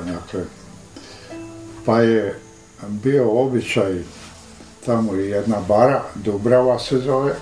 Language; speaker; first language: Serbian; native; Serbian